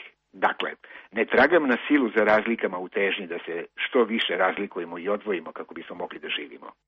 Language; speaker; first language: Croatian; native; Croatian